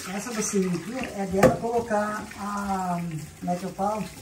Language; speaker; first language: Portuguese; native; Portuguese